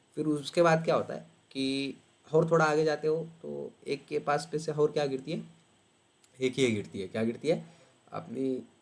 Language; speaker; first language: Hindi; non-native, local second language; Marathi